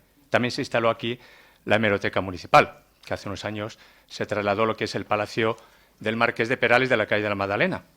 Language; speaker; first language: Spanish; native; Spanish